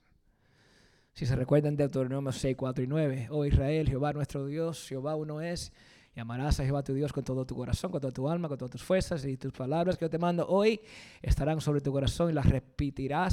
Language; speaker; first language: Spanish; early bilingual, heritage; Spanish